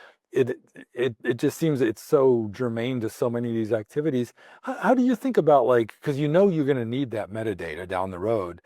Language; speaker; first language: English; native; English